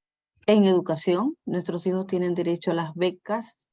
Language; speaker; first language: Spanish; native; Spanish